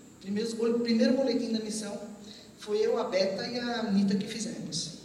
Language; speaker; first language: Portuguese; early bilingual, other home language; Armenian